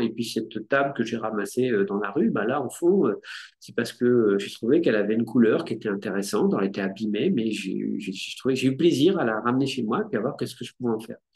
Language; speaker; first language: French; native; French